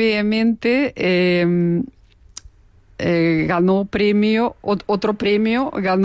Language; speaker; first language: Spanish; non-native, fluent; Russian